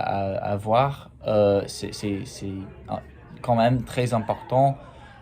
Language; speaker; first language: French; non-native, fluent; English